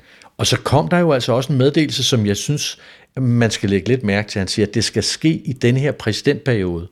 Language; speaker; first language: Danish; native; Danish